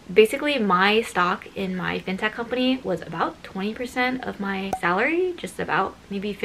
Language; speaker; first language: English; native; English